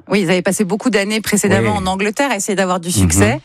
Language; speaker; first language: French; native; French